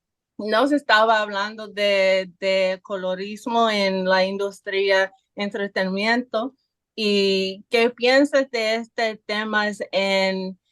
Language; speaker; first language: Spanish; non-native, learner; English